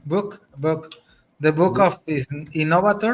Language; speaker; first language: English; non-native, learner; Spanish